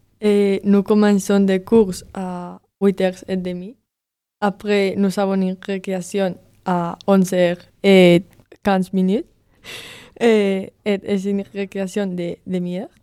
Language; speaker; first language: French; non-native, learner; Spanish